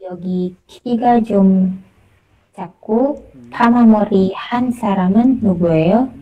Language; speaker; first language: Korean; non-native, learner; Indonesian